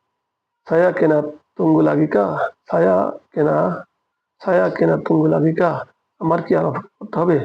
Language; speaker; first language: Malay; non-native, fluent; Bangla